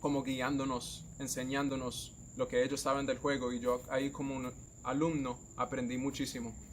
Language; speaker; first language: Spanish; native; Spanish